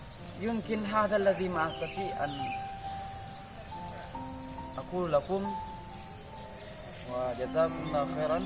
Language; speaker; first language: Arabic; non-native, learner; Indonesian